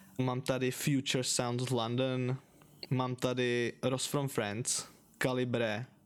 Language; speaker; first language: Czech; native; Czech